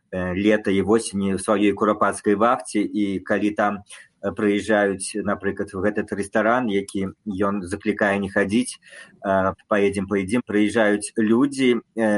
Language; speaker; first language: Belarusian; non-native, local second language; Russian